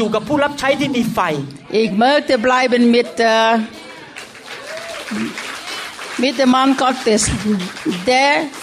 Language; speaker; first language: German; non-native, learner; Thai